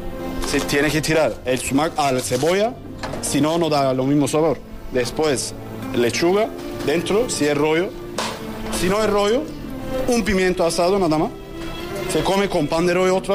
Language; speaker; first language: Spanish; non-native, learner; Turkish